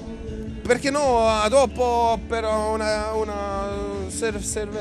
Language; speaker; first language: Italian; non-native, learner; German